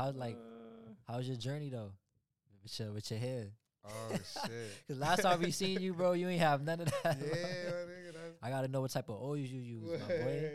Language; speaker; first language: English; native; English